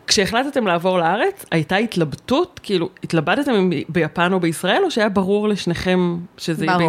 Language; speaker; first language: Hebrew; native; Hebrew